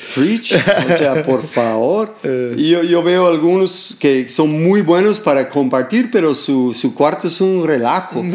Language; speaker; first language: Spanish; non-native, fluent; English